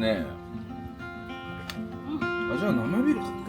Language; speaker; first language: Japanese; native; Japanese